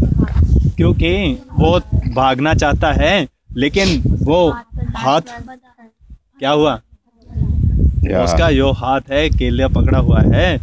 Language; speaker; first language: Hindi; native; Hindi